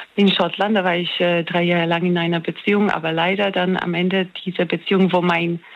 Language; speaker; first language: German; non-native, fluent; Polish